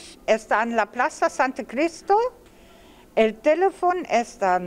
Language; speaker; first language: Spanish; non-native, learner; German